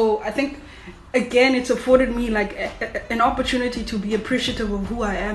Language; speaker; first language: English; non-native, local second language; Xhosa